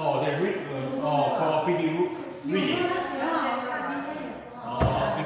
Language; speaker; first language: English; non-native, learner; Chinese